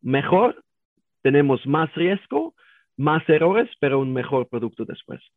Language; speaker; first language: Spanish; non-native, learner; German